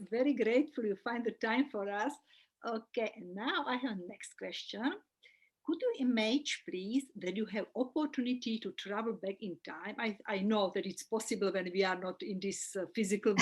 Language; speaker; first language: English; non-native, fluent; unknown